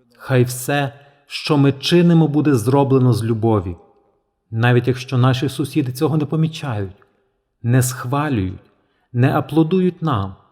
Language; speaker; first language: Ukrainian; native; Ukrainian